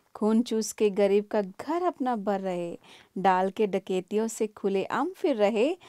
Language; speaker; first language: Hindi; native; Hindi